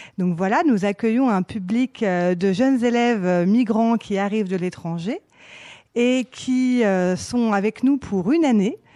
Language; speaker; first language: French; native; French